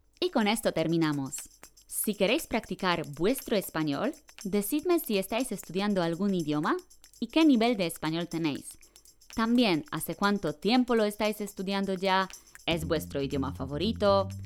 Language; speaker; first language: Spanish; non-native, fluent; Polish